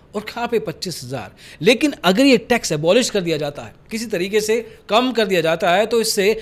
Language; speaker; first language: Hindi; native; Hindi